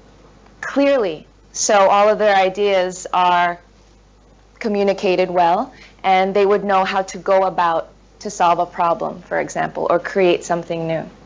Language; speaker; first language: English; non-native, fluent; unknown